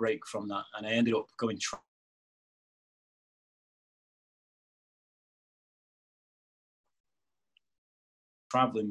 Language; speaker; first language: English; native; English